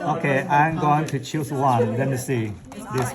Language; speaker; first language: English; non-native, fluent; Chinese